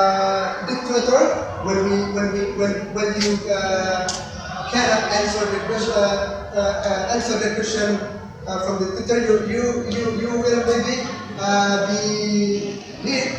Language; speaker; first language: English; non-native, learner; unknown